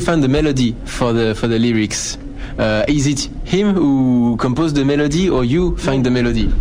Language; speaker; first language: English; non-native, fluent; French